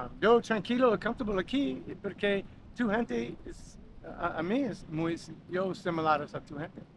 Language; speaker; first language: Spanish; non-native, learner; English